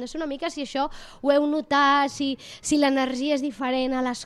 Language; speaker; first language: Catalan; native; Catalan